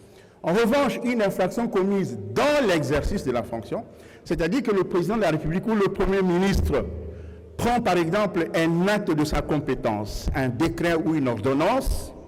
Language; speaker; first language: French; native; French